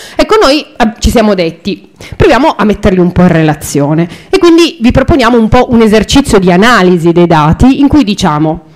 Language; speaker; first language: Italian; native; Italian